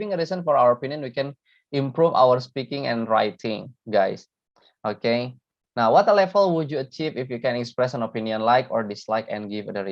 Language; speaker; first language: English; non-native, fluent; Indonesian